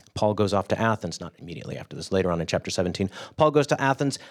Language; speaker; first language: English; native; English